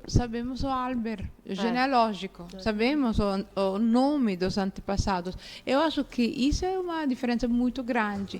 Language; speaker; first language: Portuguese; non-native, fluent; Italian